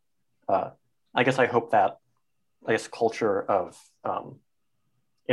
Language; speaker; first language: English; native; English